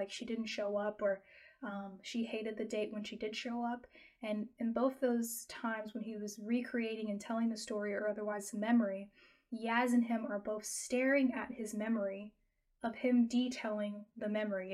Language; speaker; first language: English; native; English